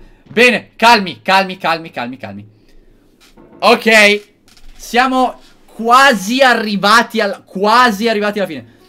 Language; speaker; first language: Italian; native; Italian